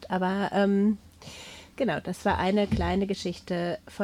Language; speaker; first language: German; native; German